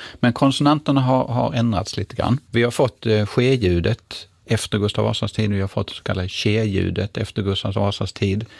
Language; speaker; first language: Swedish; native; Swedish